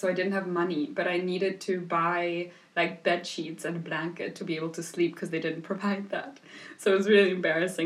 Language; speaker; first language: English; non-native, fluent; German